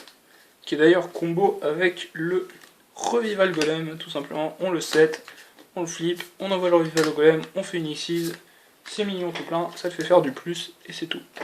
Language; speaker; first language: French; native; French